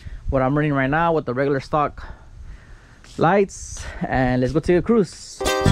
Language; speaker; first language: English; early bilingual, other home language; Spanish